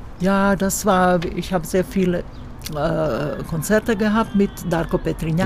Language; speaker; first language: German; non-native, fluent; Croatian